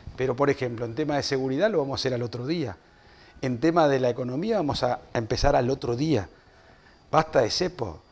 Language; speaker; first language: Spanish; native; Spanish